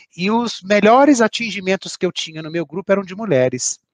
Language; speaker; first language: Portuguese; native; Portuguese